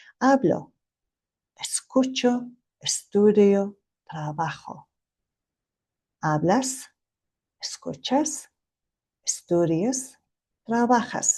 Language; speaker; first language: Spanish; non-native, fluent; Mongolian